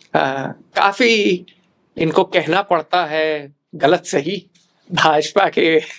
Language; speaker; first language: Hindi; native; Hindi